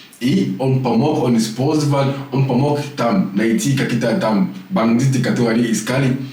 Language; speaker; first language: Russian; non-native, learner; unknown